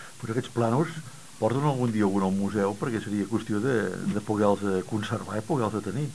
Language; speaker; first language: Catalan; native; Catalan